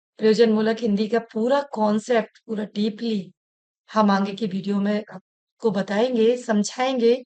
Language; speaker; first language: Hindi; native; Hindi